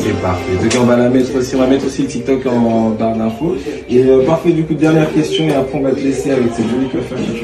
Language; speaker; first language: French; native; French